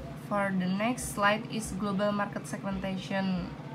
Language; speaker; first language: English; non-native, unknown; Indonesian